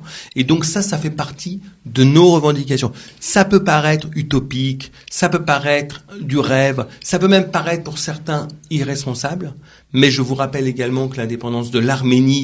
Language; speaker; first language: French; native; French